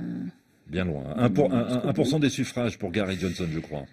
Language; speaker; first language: French; native; French